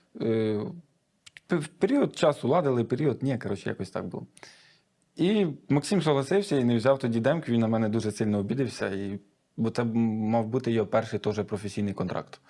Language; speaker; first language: Ukrainian; native; Ukrainian